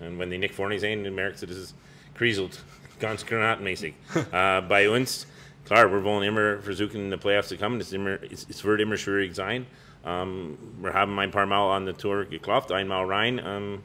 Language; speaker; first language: German; non-native, fluent; English